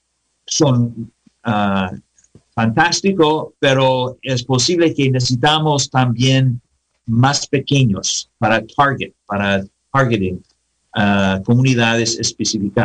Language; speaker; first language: Spanish; non-native, learner; English